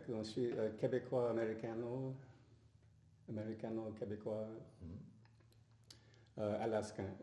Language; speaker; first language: French; non-native, fluent; English